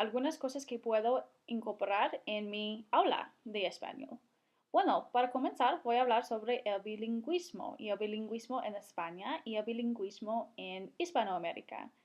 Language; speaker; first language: Spanish; non-native, fluent; English